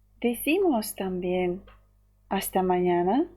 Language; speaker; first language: Spanish; non-native, fluent; Ukrainian